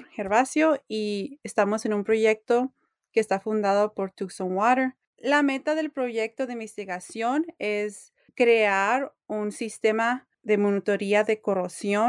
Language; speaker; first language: Spanish; early bilingual, heritage; English